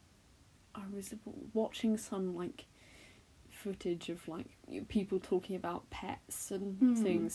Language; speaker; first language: English; native; English